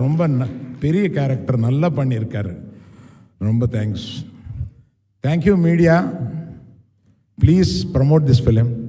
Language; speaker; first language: Tamil; non-native, local second language; Telugu